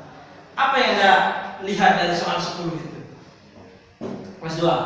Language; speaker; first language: Indonesian; native; Indonesian